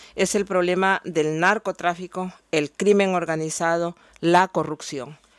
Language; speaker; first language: Spanish; native; Spanish